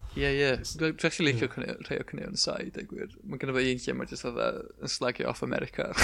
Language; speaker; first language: Welsh; native; Welsh